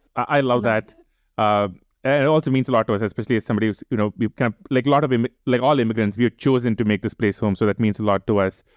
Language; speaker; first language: English; non-native, local second language; Tamil